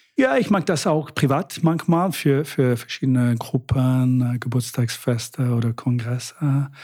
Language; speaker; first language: German; non-native, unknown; English